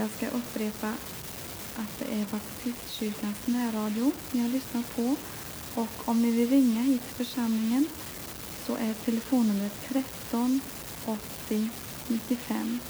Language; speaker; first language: Swedish; native; Swedish